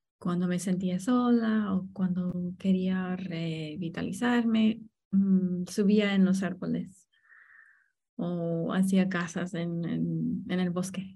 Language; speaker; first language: Spanish; non-native, fluent; English